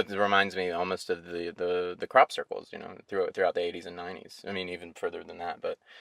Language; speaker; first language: English; native; English